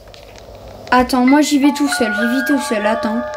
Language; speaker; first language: French; native; French